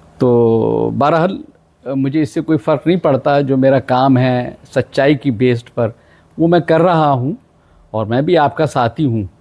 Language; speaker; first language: Urdu; non-native, local second language; Pashto